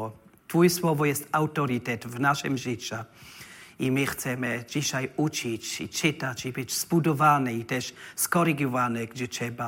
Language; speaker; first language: Polish; non-native, learner; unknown